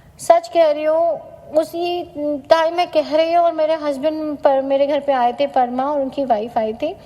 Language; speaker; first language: Hindi; native; Hindi